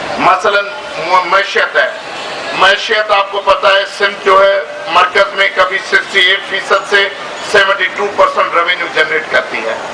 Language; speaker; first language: Urdu; non-native, local second language; Sindhi